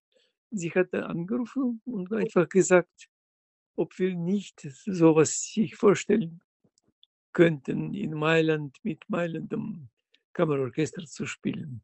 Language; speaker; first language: German; non-native, fluent; Russian